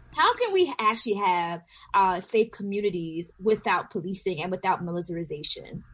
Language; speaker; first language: English; native; English